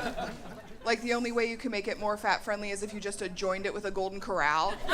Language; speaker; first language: English; native; English